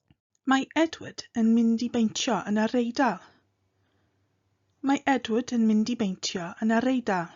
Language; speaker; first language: Welsh; non-native, fluent; English